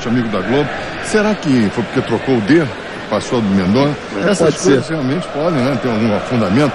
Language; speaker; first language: Portuguese; native; Portuguese